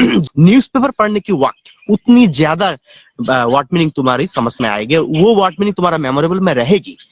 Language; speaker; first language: Hindi; non-native, learner; Bangla